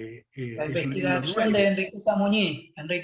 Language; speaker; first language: Spanish; native; Spanish